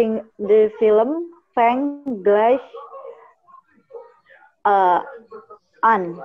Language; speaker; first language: German; non-native, learner; Indonesian